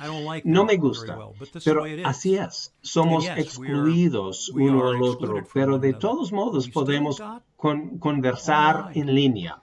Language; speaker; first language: Spanish; non-native, fluent; English